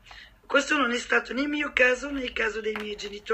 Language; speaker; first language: Italian; non-native, fluent; French